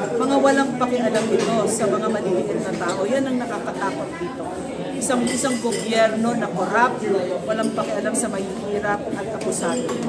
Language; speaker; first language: Filipino; native; Filipino